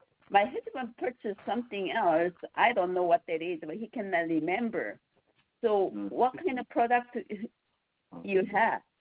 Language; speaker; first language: English; non-native, learner; Korean